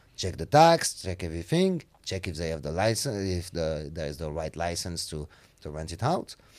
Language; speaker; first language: English; non-native, fluent; French